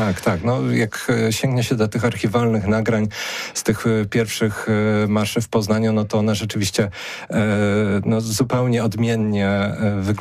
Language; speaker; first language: Polish; native; Polish